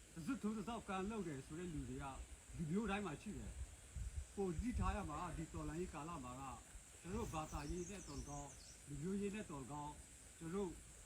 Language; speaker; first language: Burmese; non-native, local second language; Pa'o Karen